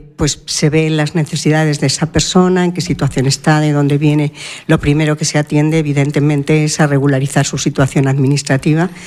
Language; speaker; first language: Spanish; native; Spanish